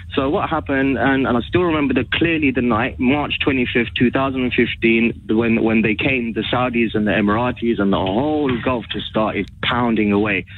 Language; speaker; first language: English; early bilingual, other home language; Arabic